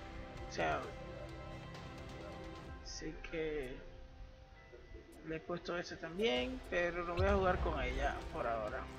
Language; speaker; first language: Spanish; native; Spanish